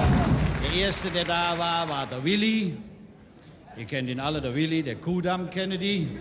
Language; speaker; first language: German; native; German